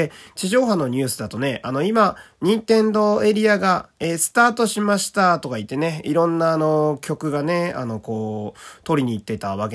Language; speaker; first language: Japanese; native; Japanese